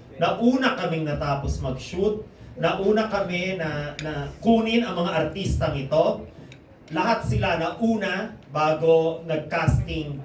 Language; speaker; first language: Filipino; native; Filipino